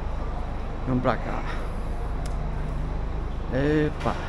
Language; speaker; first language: Portuguese; native; Portuguese